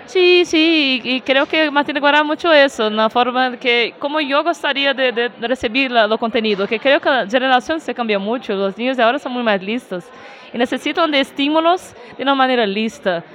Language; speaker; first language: Spanish; non-native, fluent; Portuguese